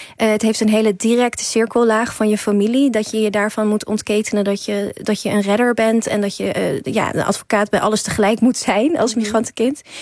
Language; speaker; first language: Dutch; early bilingual, other home language; Persian